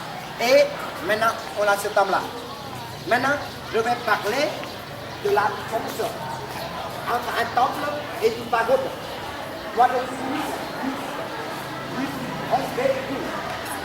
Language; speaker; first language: French; non-native, fluent; Vietnamese